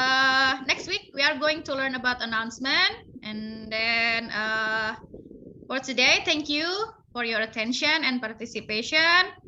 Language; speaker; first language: English; non-native, fluent; Indonesian